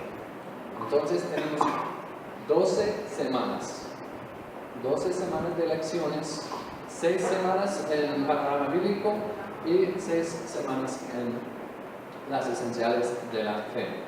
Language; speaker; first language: Spanish; non-native, fluent; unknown